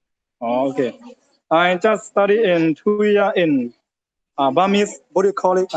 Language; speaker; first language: English; non-native, learner; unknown